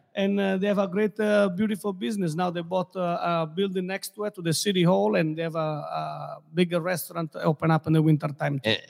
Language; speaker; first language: English; non-native, fluent; Italian